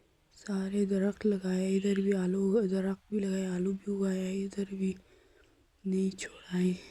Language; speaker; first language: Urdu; non-native, local second language; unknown